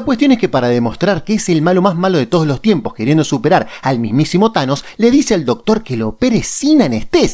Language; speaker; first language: Spanish; native; Spanish